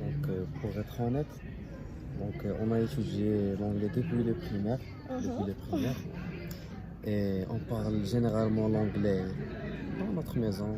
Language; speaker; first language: French; non-native, local second language; Arabic